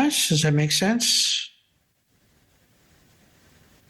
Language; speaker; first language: English; native; English